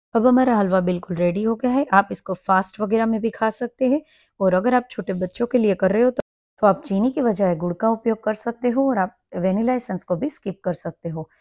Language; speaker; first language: Hindi; non-native, local second language; Gujarati